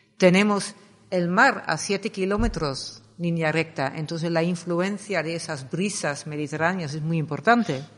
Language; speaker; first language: Spanish; non-native, fluent; Dutch